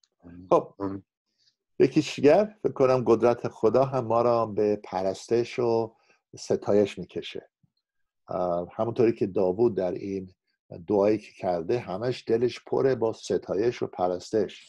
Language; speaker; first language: Persian; non-native, fluent; English